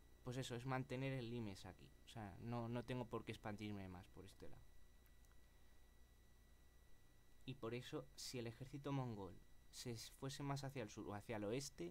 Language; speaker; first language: Spanish; native; Spanish